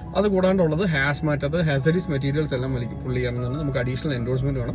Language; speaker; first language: Malayalam; native; Malayalam